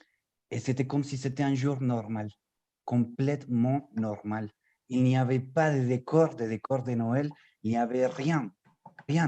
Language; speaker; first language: French; non-native, fluent; Spanish